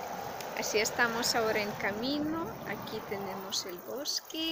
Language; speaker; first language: Spanish; non-native, learner; Russian